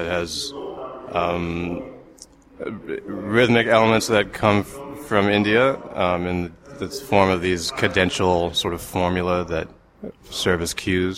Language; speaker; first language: English; native; English